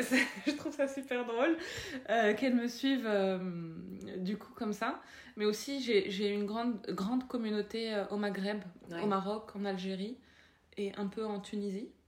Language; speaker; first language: French; non-native, local second language; Arabic